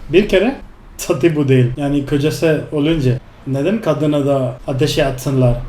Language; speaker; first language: Turkish; non-native, fluent; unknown